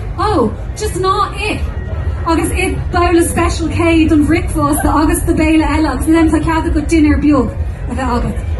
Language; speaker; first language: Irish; non-native, local second language; English